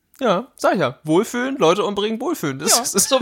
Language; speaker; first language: German; native; German